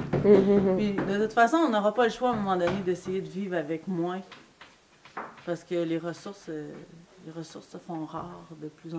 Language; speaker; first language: French; native; French